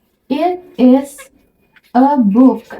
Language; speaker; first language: English; non-native, learner; Indonesian